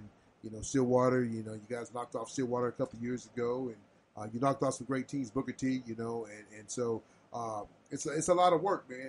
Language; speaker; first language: English; native; English